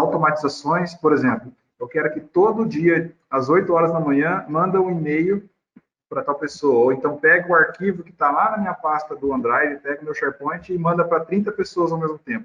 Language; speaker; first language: Portuguese; native; Portuguese